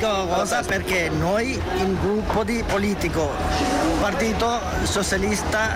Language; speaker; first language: Italian; non-native, learner; Sinhala